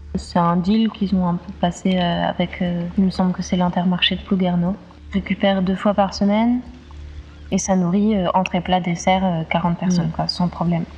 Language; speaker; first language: French; native; French